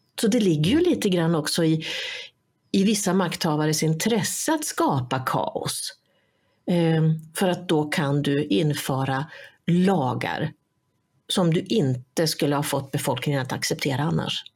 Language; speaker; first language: Swedish; native; Swedish